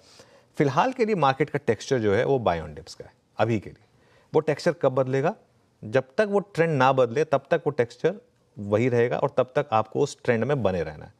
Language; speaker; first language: Hindi; native; Hindi